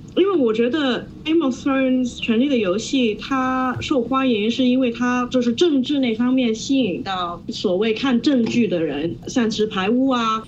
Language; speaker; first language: Chinese; non-native, local second language; Cantonese